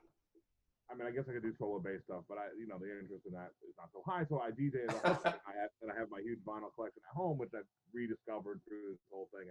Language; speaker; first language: English; native; English